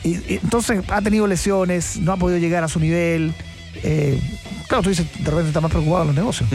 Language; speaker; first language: Spanish; native; Spanish